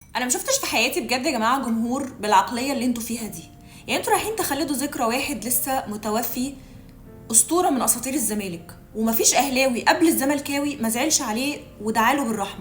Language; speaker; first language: Arabic; native; Arabic